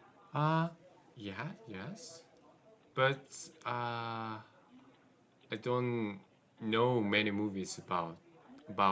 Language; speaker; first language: English; non-native, learner; Korean